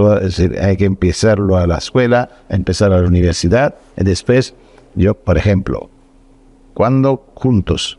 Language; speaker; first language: Spanish; non-native, fluent; Italian